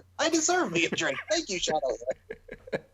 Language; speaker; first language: English; native; English